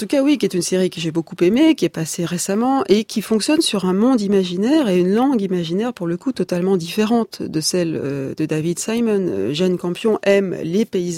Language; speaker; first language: French; native; French